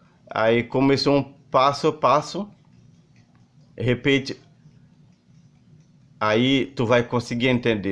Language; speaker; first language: Portuguese; non-native, learner; Haitian Creole